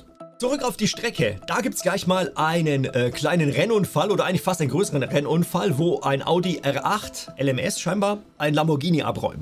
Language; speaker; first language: German; native; German